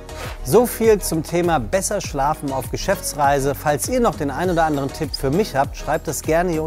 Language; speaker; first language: German; native; German